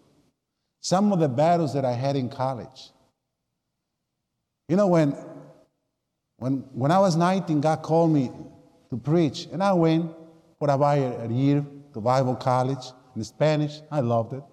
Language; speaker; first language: English; non-native, fluent; Spanish